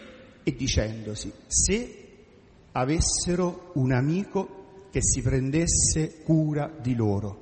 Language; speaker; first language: Italian; native; Italian